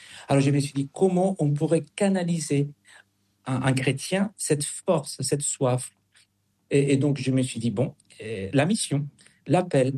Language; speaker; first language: French; non-native, fluent; Spanish